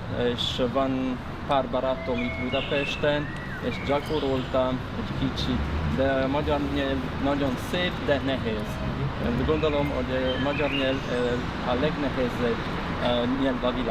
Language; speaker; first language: Hungarian; non-native, learner; Italian